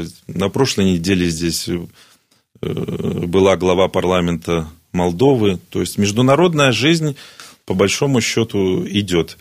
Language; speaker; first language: Russian; native; Russian